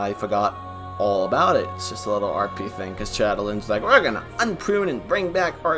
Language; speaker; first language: English; native; English